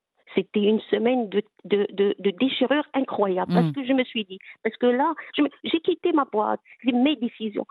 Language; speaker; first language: French; non-native, local second language; Arabic